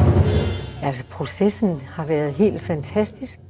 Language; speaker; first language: Danish; native; Danish